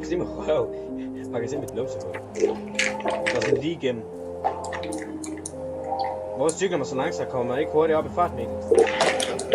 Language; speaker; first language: Danish; native; Danish